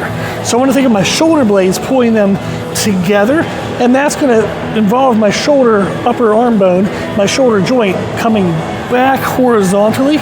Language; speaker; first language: English; native; English